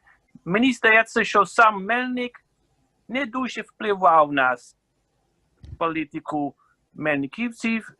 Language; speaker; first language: Ukrainian; non-native, fluent; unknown